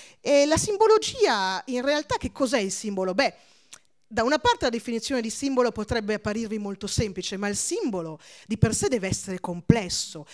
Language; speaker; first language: Italian; early bilingual, other home language; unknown